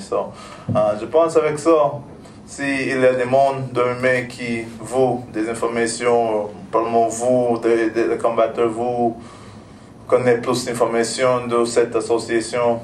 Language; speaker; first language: French; non-native, local second language; English